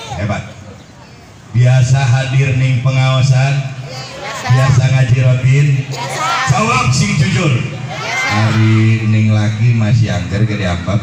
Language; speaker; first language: Javanese; non-native, local second language; Sundanese